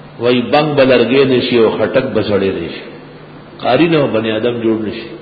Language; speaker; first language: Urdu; non-native, local second language; Pashto